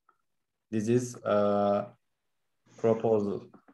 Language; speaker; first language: English; non-native, learner; Turkish